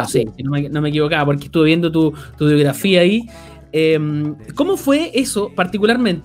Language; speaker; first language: Spanish; native; Spanish